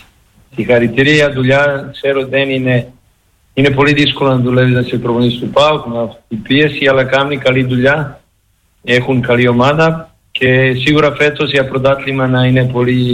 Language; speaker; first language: Greek; non-native, fluent; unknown